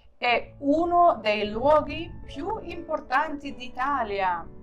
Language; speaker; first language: Italian; non-native, fluent; Ukrainian